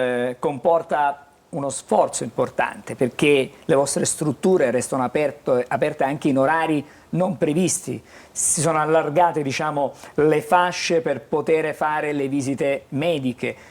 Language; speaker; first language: Italian; native; Italian